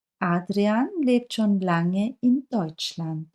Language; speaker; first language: German; non-native, fluent; Turkish